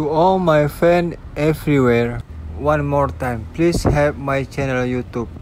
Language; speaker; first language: English; non-native, learner; Indonesian